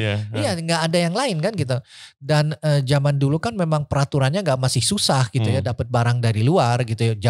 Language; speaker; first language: Indonesian; early bilingual, heritage; Indonesian